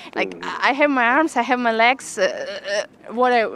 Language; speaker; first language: English; non-native, learner; Ukrainian